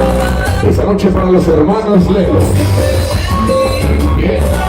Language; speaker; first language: Spanish; native; Spanish